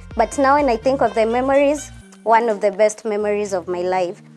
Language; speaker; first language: English; non-native, local second language; Kikuyu